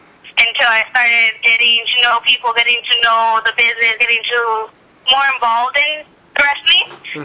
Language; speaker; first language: English; native; English